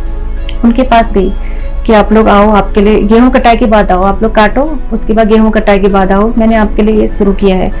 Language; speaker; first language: Hindi; native; Hindi